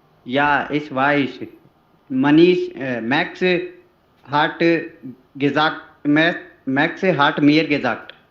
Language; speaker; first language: German; non-native, learner; Hindi